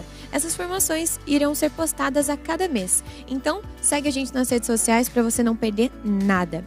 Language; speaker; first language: Portuguese; native; Portuguese